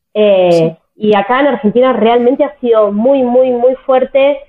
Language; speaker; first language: Spanish; native; Spanish